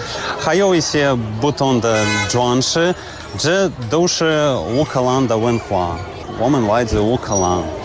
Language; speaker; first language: Chinese; non-native, learner; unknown